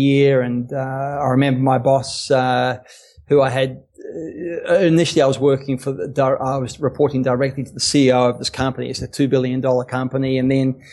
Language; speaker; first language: English; native; English